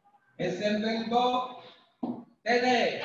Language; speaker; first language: Spanish; non-native, fluent; French